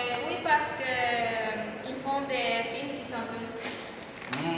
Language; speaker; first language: French; non-native, learner; Spanish